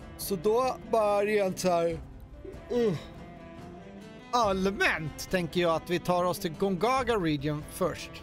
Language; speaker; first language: Swedish; native; Swedish